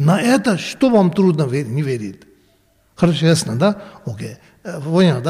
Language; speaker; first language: Russian; non-native, learner; Tibetan